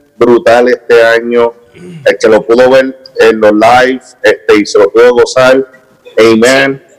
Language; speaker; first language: Spanish; early bilingual, heritage; Spanish